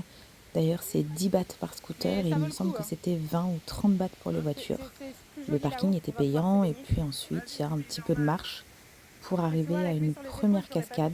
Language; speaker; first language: French; native; French